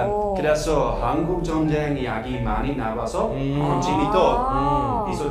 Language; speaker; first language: Korean; non-native, learner; Dutch